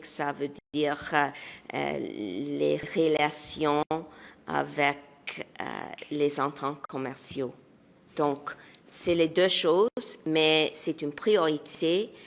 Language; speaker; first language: French; non-native, local second language; English